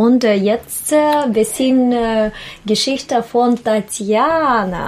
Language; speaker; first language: German; non-native, learner; Russian